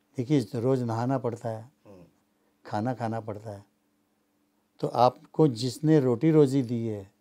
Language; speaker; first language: Hindi; non-native, local second language; Marathi